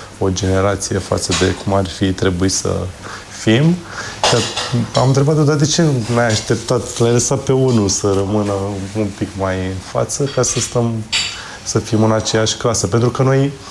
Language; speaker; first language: Romanian; native; Romanian